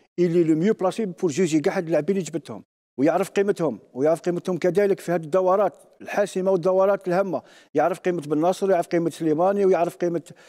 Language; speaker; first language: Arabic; native; Arabic